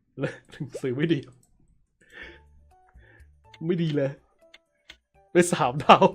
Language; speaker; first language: Thai; native; Thai